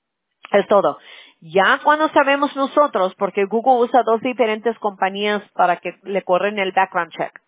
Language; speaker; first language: Spanish; early bilingual, heritage; Spanish